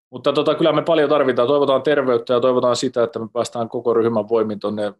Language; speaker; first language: Finnish; native; Finnish